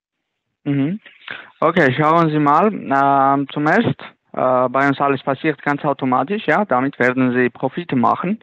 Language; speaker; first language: German; non-native, learner; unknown